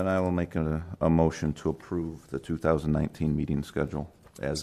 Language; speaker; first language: English; native; English